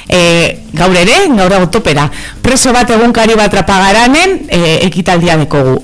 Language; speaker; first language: Basque; native; Basque